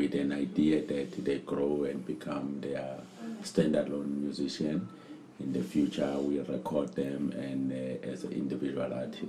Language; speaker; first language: English; non-native, local second language; Zulu